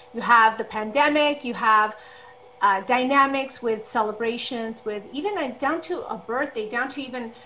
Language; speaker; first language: English; early bilingual, other home language; Spanish